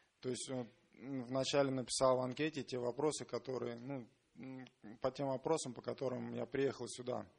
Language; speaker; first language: Russian; native; Russian